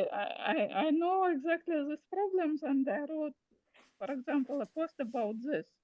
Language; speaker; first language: English; non-native, fluent; Russian